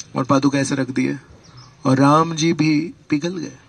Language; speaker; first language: Hindi; non-native, local second language; Marathi